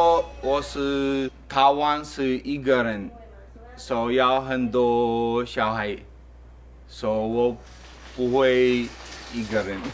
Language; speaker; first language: Chinese; non-native, learner; Russian